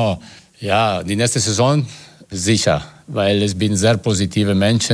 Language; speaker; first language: German; non-native, fluent; Italian